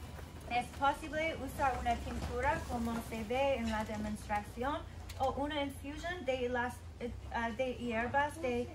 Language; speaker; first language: Spanish; non-native, learner; English